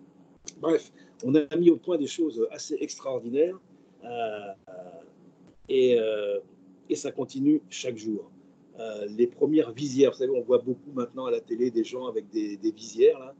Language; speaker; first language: French; native; French